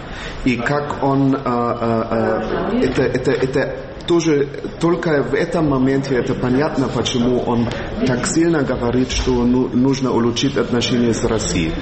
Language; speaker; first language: Russian; non-native, fluent; German